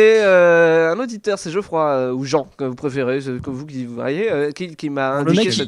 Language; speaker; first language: French; native; French